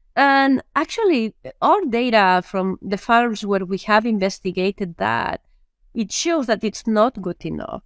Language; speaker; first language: English; non-native, fluent; Spanish